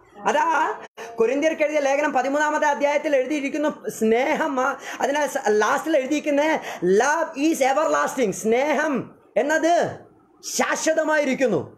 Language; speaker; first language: Malayalam; early bilingual, heritage; Malayalam